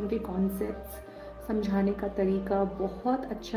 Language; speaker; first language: Hindi; native; Hindi